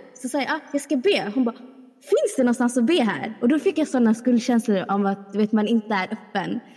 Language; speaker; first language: Swedish; early bilingual, other home language; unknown